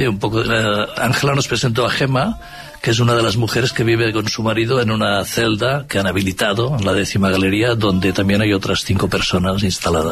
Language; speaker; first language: Spanish; native; Spanish